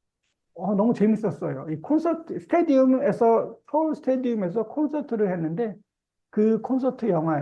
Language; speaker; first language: Korean; native; Korean